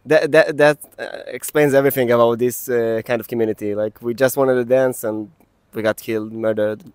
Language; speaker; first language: English; non-native, fluent; Hebrew